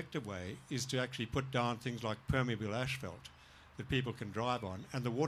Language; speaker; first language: English; native; English